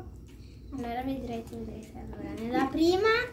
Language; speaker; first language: Italian; early bilingual, other home language; Portuguese